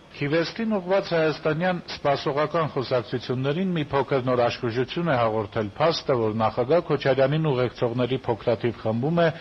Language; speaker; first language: Armenian; native; Armenian